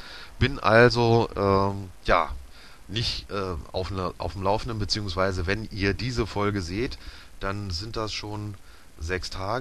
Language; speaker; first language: German; native; German